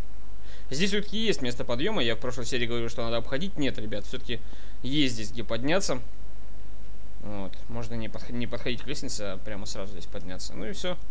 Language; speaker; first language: Russian; native; Russian